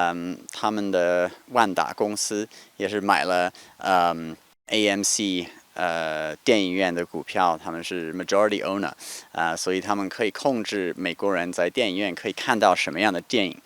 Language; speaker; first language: Chinese; non-native, fluent; English